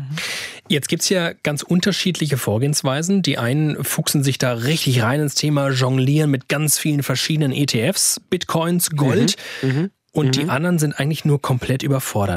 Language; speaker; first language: German; native; German